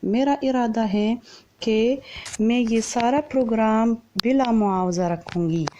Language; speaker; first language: Urdu; non-native, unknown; Arabic